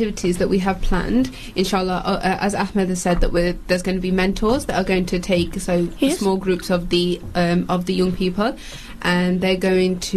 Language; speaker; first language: English; native; English